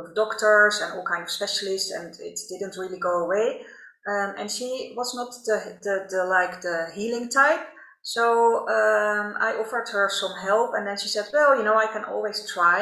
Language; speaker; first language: English; non-native, fluent; Dutch